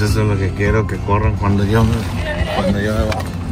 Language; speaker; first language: Spanish; native; Spanish